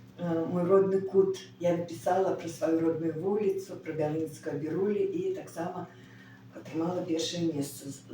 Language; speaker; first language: Belarusian; non-native, local second language; Russian